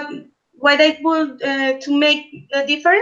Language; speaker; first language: English; non-native, learner; Spanish